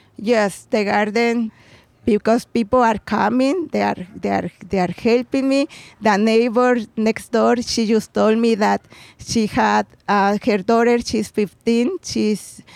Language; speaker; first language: English; non-native, fluent; Spanish